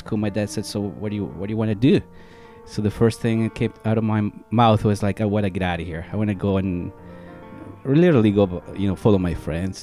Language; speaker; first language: English; non-native, fluent; Spanish